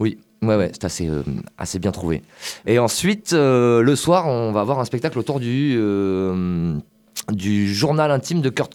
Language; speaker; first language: French; native; French